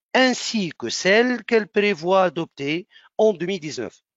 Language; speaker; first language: French; non-native, local second language; Arabic